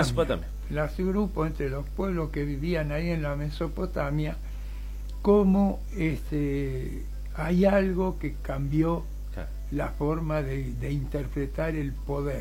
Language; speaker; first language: Spanish; native; Spanish